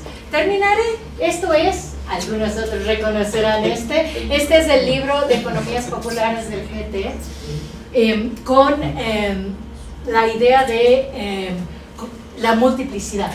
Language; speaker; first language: Spanish; non-native, fluent; English